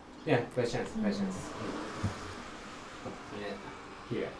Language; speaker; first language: English; non-native, learner; Japanese